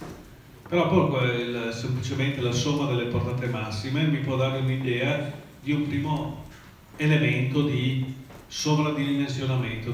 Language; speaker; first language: Italian; native; Italian